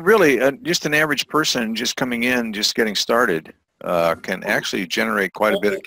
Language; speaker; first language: English; native; English